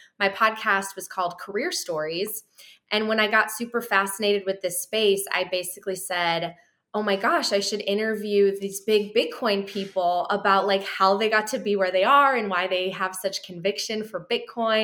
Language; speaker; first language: English; native; English